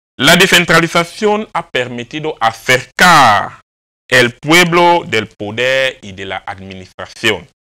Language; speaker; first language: Spanish; non-native, fluent; French